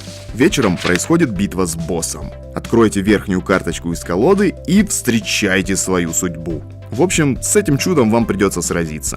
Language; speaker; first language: Russian; native; Russian